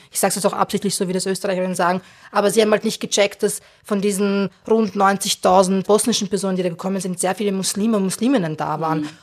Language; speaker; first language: German; early bilingual, other home language; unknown